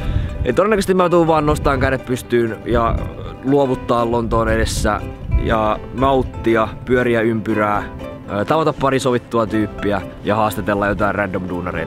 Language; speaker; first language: Finnish; native; Finnish